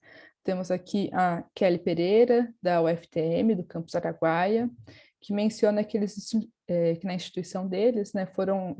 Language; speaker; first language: Portuguese; native; Portuguese